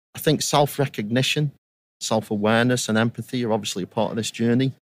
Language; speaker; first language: English; native; English